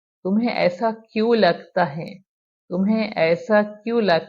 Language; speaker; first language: Hindi; non-native, fluent; Bangla